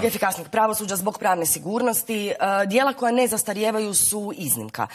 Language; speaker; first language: Croatian; native; Croatian